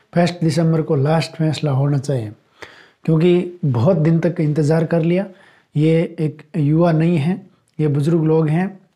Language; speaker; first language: Hindi; native; Hindi